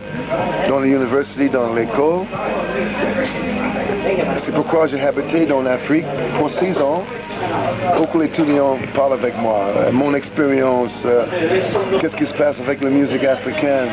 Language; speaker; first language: French; non-native, learner; English